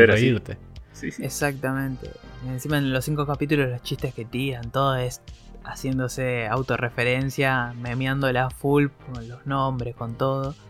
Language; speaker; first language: Spanish; native; Spanish